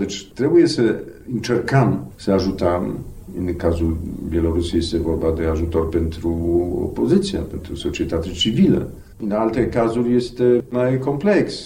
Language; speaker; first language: Romanian; non-native, fluent; Polish